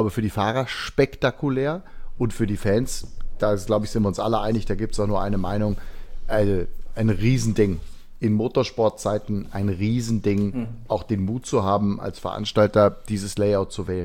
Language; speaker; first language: German; native; German